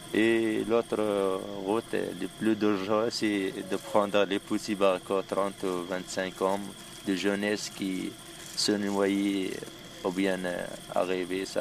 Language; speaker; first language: French; non-native, local second language; Arabic